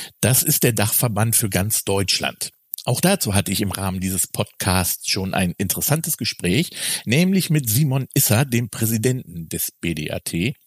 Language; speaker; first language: German; native; German